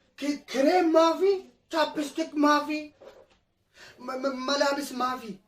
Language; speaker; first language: Arabic; non-native, learner; Oromo